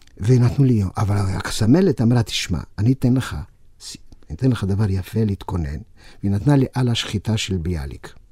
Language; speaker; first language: Hebrew; non-native, fluent; Yiddish